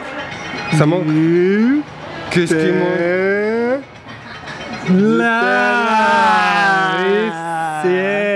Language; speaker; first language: French; non-native, learner; Spanish